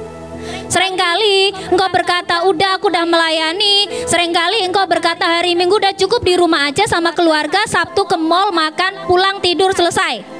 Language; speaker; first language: Indonesian; native; Indonesian